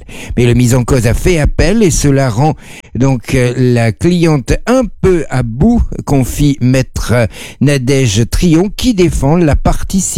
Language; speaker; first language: French; native; French